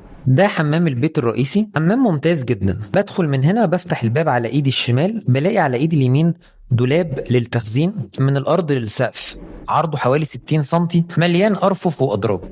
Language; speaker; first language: Arabic; native; Arabic